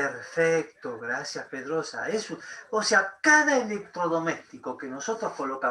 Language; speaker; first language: Spanish; native; Spanish